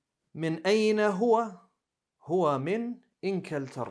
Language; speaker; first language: Arabic; non-native, fluent; English